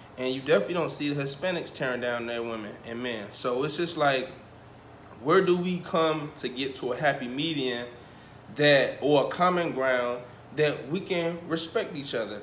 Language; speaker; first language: English; native; English